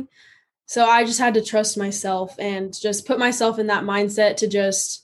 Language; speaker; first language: English; native; English